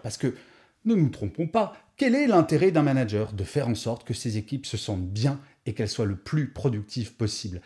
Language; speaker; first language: French; native; French